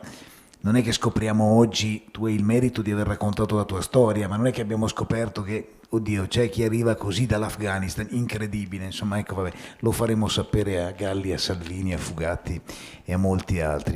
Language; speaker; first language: Italian; native; Italian